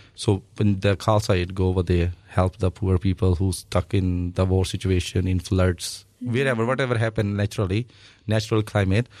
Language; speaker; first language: English; non-native, local second language; Punjabi